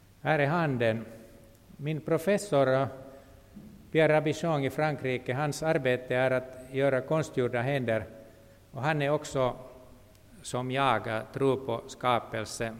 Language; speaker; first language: Swedish; non-native, local second language; Finnish